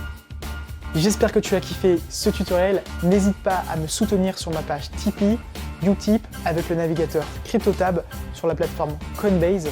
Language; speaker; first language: French; native; French